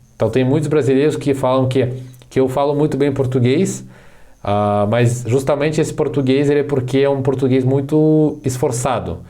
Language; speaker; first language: Portuguese; non-native, fluent; Russian